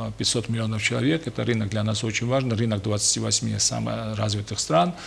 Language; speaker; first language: Russian; non-native, local second language; Georgian